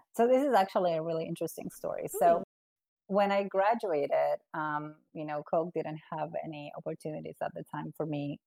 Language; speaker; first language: English; non-native, fluent; Spanish